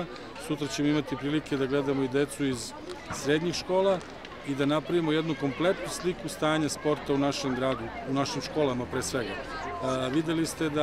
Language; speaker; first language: Serbian; native; Serbian